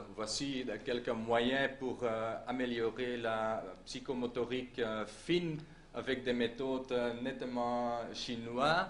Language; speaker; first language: French; non-native, local second language; Dutch